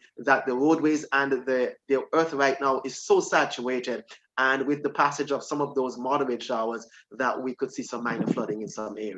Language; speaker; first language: English; native; English